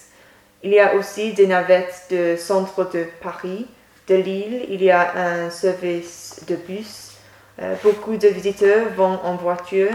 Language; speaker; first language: French; non-native, learner; English